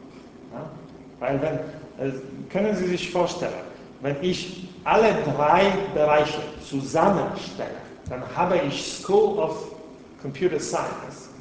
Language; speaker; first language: German; non-native, fluent; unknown